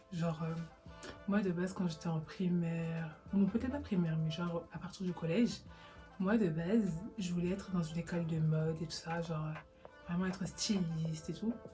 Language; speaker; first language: French; early bilingual, other home language; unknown